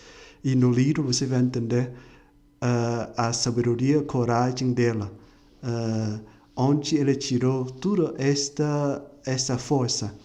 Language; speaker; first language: Portuguese; non-native, fluent; Vietnamese